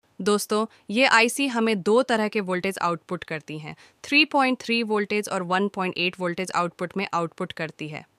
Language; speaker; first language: Hindi; native; Hindi